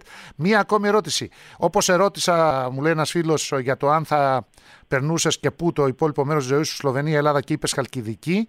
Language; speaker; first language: Greek; native; Greek